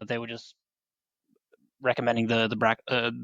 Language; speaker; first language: English; native; English